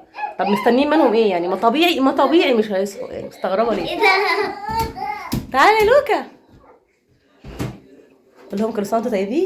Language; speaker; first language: Arabic; native; Arabic